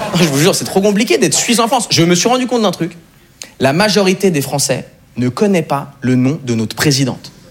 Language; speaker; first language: French; native; French